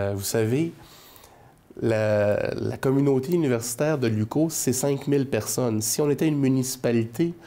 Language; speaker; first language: French; native; French